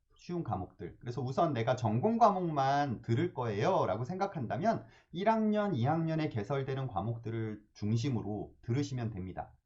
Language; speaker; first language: Korean; native; Korean